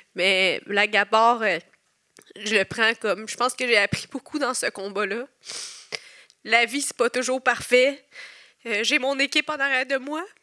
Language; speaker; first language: French; native; French